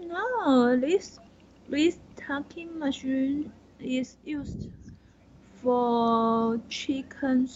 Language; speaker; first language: English; non-native, learner; Chinese